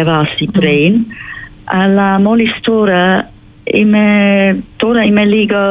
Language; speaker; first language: Greek; non-native, fluent; English